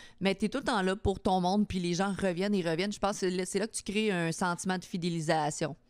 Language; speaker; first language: French; native; French